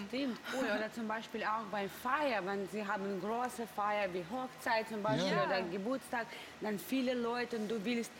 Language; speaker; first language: German; non-native, learner; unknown